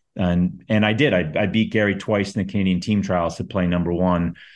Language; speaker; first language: English; native; English